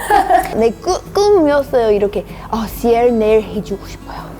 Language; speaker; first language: Korean; non-native, learner; English